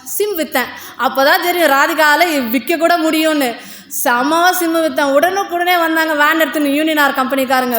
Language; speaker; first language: Tamil; non-native, local second language; Telugu